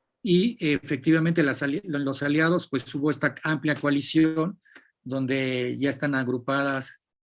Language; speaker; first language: Spanish; native; Spanish